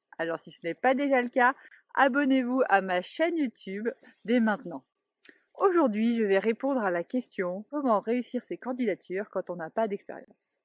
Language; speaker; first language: French; native; French